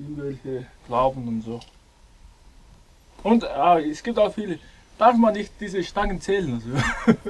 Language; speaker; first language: German; non-native, learner; Mongolian